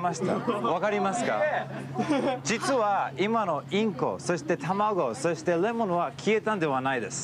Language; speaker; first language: Japanese; early bilingual, heritage; English